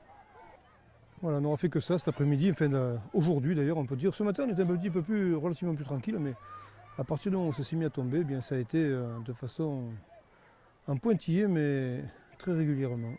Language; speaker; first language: French; native; French